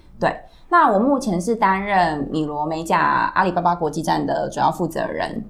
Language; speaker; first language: Chinese; native; Chinese